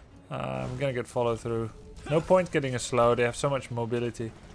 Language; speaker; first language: English; non-native, fluent; Dutch